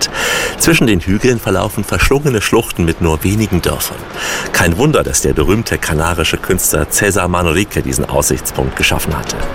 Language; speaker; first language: German; native; German